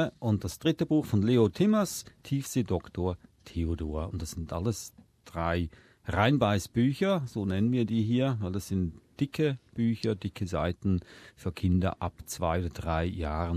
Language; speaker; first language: German; native; German